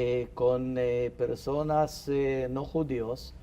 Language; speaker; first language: Spanish; non-native, fluent; Hebrew